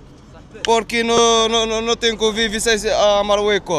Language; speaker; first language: Spanish; non-native, learner; Arabic